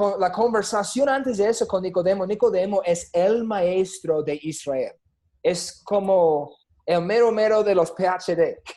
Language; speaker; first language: Spanish; non-native, fluent; English